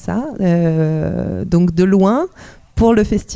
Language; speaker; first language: French; native; French